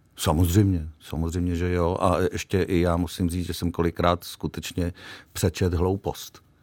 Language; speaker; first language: Czech; native; Czech